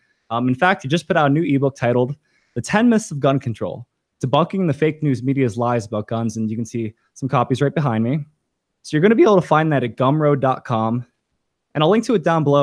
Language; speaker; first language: English; native; English